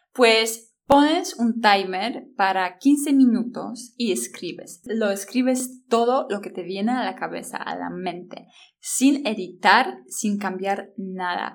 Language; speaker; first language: Spanish; non-native, fluent; Polish